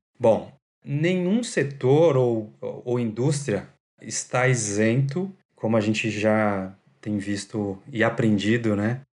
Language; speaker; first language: Portuguese; native; Portuguese